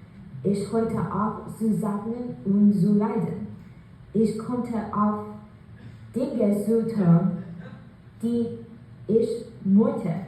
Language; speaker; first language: German; non-native, learner; English